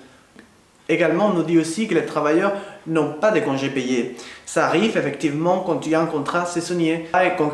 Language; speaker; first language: French; non-native, fluent; Spanish